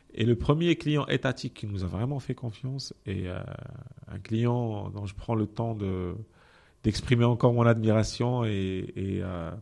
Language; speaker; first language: French; non-native, local second language; Arabic